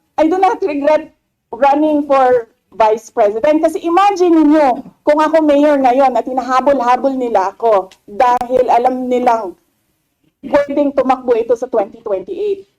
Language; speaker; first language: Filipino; non-native, local second language; Cebuano